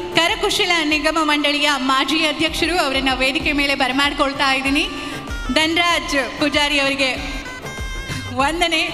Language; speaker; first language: Kannada; native; Kannada